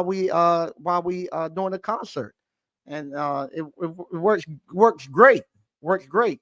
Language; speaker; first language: English; native; English